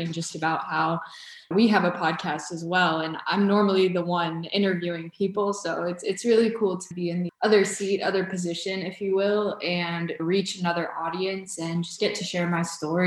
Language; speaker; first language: English; early bilingual, other home language; Bosnian